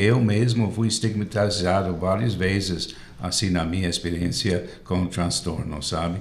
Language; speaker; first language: Portuguese; non-native, fluent; English